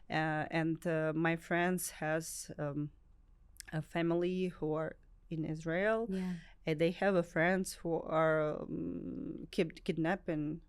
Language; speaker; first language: English; non-native, learner; Ukrainian